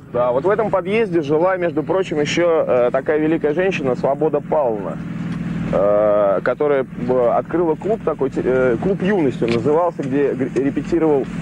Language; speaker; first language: Russian; native; Russian